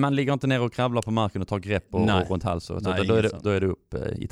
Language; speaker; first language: Swedish; native; Swedish